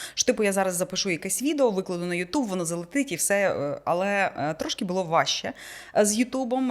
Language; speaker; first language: Ukrainian; non-native, local second language; Russian